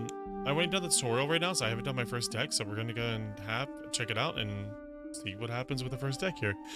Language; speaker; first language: English; native; English